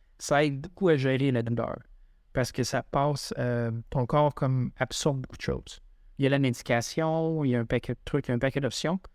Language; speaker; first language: French; native; French